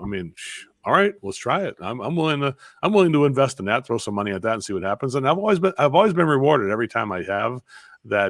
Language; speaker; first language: English; native; English